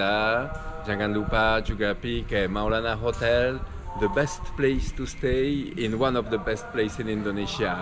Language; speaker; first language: Indonesian; non-native, fluent; French